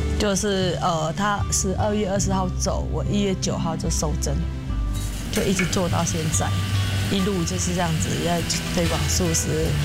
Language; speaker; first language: Chinese; non-native, fluent; Vietnamese